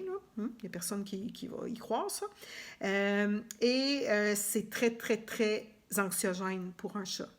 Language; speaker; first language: French; native; French